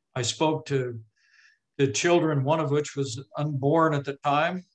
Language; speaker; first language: English; native; English